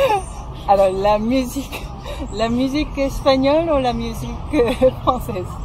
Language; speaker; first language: French; non-native, fluent; Japanese